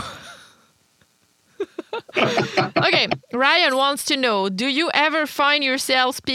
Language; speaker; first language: English; non-native, fluent; French